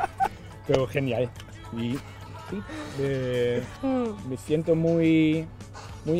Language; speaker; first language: Spanish; non-native, fluent; German